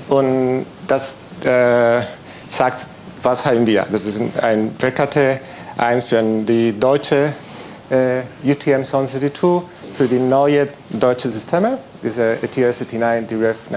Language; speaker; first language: German; non-native, learner; Spanish